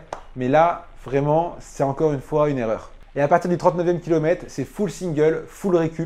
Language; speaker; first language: French; native; French